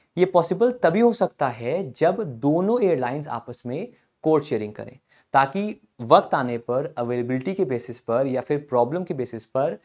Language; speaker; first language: Hindi; native; Hindi